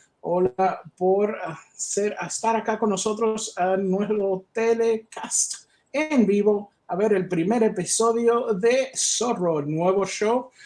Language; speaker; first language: Spanish; non-native, learner; English